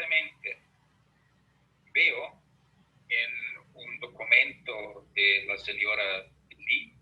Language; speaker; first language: Spanish; non-native, fluent; German